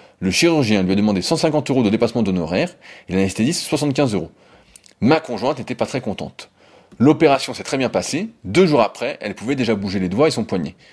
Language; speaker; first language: French; native; French